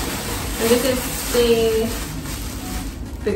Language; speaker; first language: English; non-native, fluent; Indonesian